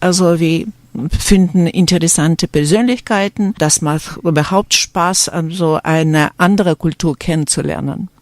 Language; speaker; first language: German; non-native, fluent; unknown